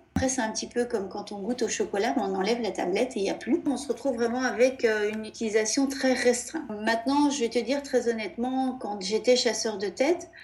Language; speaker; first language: French; native; French